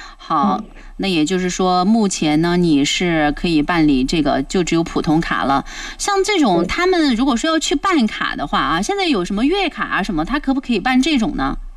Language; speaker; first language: Chinese; native; Chinese